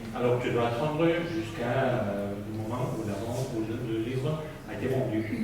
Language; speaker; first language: French; non-native, fluent; Spanish